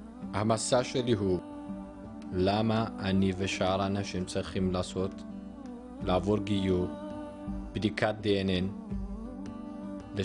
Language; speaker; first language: Hebrew; early bilingual, other home language; Amharic